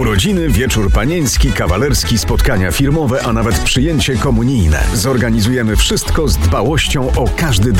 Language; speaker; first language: Polish; native; Polish